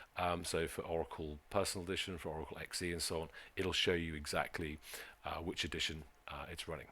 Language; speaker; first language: English; native; English